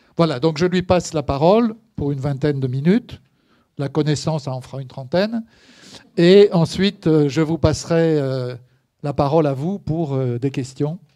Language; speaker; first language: French; native; French